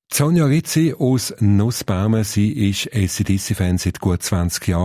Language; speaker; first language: German; native; German